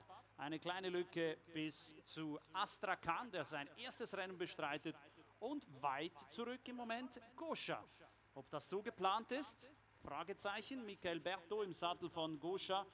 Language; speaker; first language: German; native; German